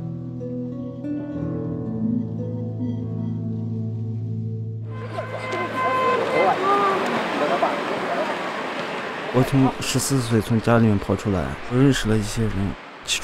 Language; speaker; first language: Chinese; non-native, local second language; Uyghur